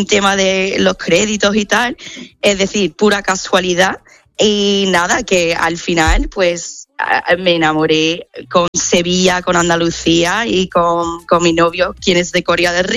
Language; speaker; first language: Spanish; non-native, fluent; English